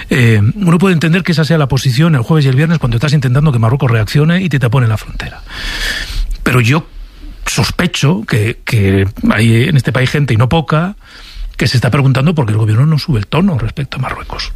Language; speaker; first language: Spanish; native; Spanish